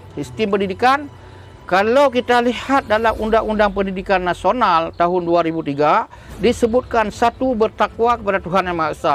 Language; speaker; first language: Malay; non-native, local second language; Achinese